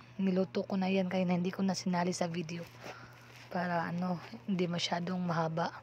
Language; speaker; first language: Filipino; non-native, local second language; Cebuano